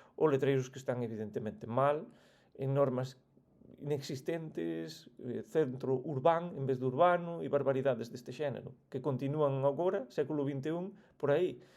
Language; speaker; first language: Galician; native; Galician